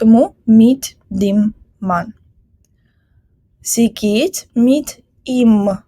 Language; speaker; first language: German; non-native, fluent; Ukrainian